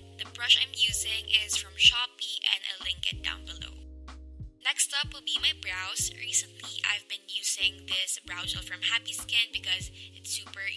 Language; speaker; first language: English; non-native, local second language; Filipino